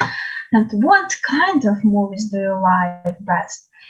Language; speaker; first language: English; non-native, learner; Ukrainian